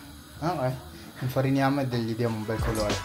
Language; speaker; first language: Italian; early bilingual, other home language; Filipino